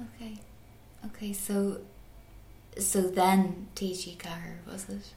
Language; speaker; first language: English; native; English